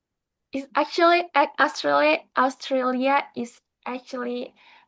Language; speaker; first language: English; non-native, learner; Indonesian